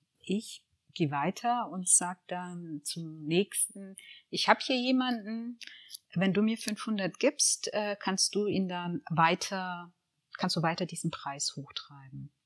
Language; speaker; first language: German; early bilingual, other home language; Tigrinya